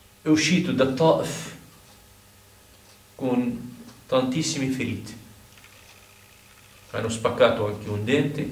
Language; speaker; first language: Italian; non-native, fluent; Arabic